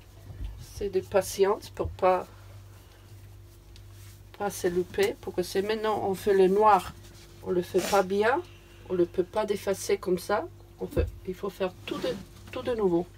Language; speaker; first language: French; non-native, fluent; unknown